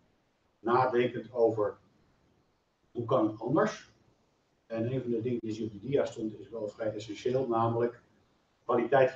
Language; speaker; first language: Dutch; native; Dutch